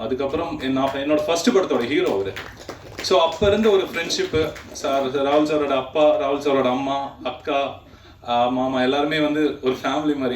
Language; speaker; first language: Tamil; native; Tamil